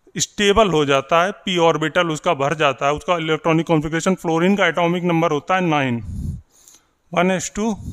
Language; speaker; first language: Hindi; native; Hindi